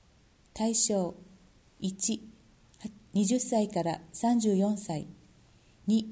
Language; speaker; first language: Japanese; native; Japanese